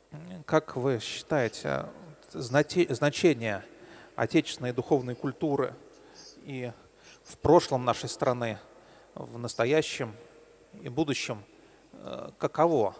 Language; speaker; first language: Russian; native; Russian